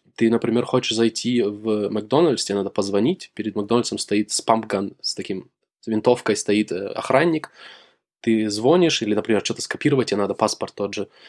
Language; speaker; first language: Russian; native; Russian